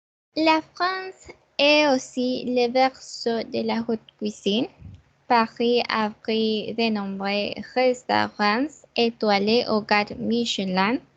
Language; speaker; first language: French; non-native, learner; Spanish